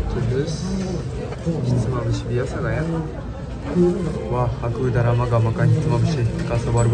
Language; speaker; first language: Indonesian; non-native, fluent; Japanese